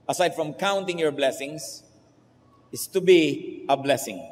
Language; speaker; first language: English; non-native, local second language; Filipino